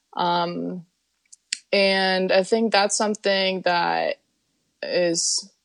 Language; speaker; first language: English; non-native, fluent; German